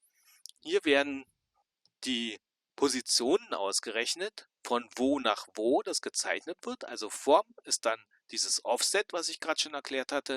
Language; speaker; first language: German; native; German